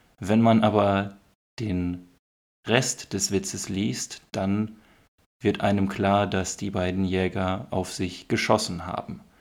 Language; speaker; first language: German; native; German